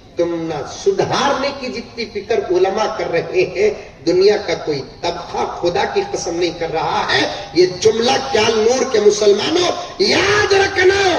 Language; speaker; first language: Urdu; native; Urdu